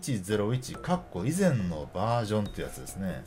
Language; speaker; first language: Japanese; native; Japanese